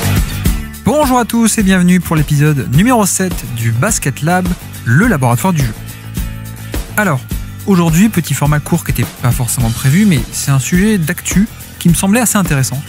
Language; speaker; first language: French; native; French